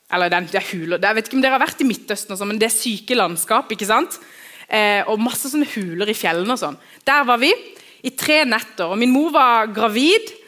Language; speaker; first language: Norwegian; early bilingual, other home language; Kurdish